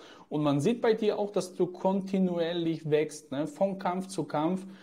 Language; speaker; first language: German; native; German